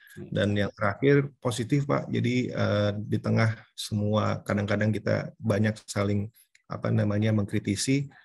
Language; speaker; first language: Indonesian; native; Indonesian